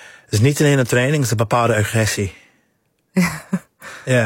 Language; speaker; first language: Dutch; non-native, fluent; English